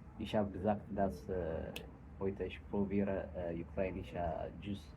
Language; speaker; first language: German; non-native, learner; Amharic